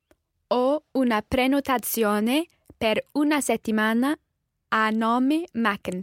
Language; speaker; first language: Italian; non-native, learner; English